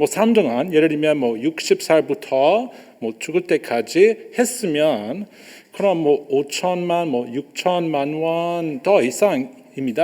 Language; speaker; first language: Korean; non-native, learner; English